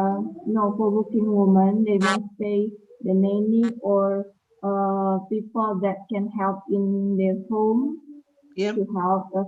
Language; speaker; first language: English; non-native, learner; Indonesian